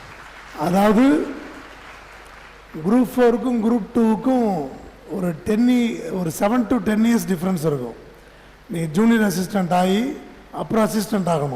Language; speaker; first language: Tamil; native; Tamil